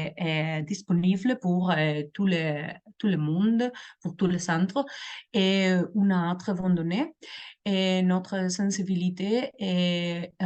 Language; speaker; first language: French; non-native, learner; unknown